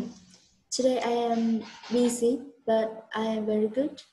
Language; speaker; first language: English; non-native, learner; Vietnamese